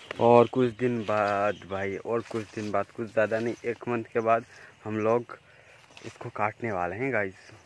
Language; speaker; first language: Hindi; non-native, local second language; Bangla